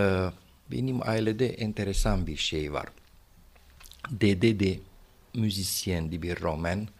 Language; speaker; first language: Turkish; non-native, fluent; Romanian